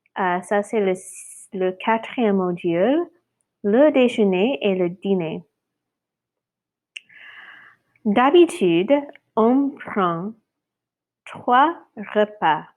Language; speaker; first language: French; non-native, fluent; English